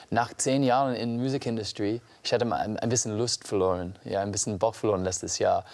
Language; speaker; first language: German; non-native, learner; English